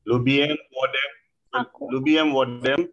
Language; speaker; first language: Polish; non-native, learner; Indonesian